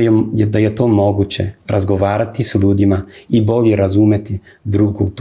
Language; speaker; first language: Russian; non-native, learner; English